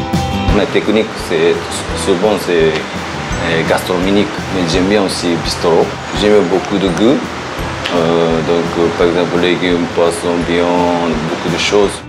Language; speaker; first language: French; non-native, learner; Japanese